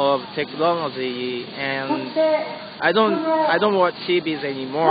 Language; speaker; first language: English; non-native, learner; Japanese